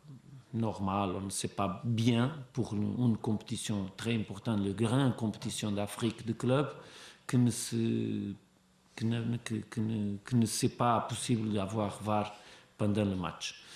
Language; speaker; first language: French; non-native, learner; Portuguese